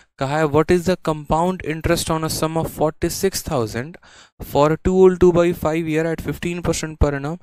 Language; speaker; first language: Hindi; native; Hindi